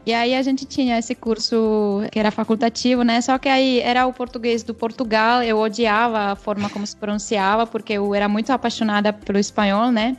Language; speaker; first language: Portuguese; non-native, fluent; Czech